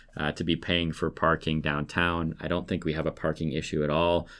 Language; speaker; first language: English; native; English